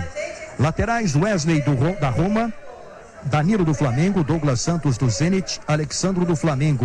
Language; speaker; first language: Portuguese; native; Portuguese